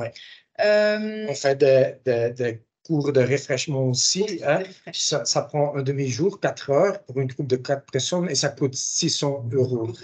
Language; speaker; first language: French; non-native, local second language; Dutch